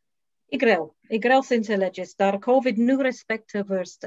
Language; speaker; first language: Romanian; non-native, learner; English